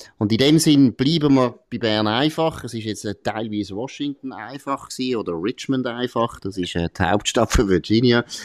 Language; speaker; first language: German; native; German